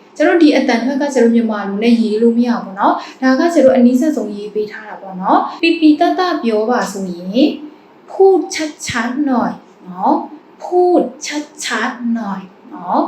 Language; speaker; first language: Thai; non-native, fluent; Burmese